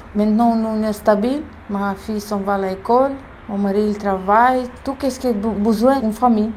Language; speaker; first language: French; non-native, learner; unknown